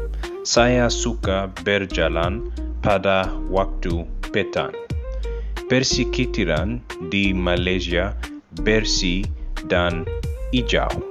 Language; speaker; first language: Indonesian; non-native, learner; Arabic